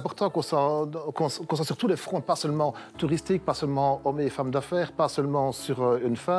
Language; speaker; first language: French; native; French